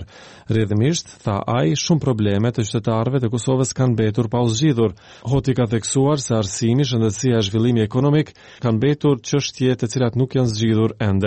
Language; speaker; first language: Albanian; native; Albanian